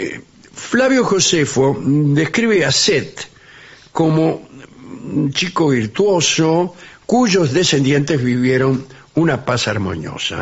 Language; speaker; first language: Spanish; native; Spanish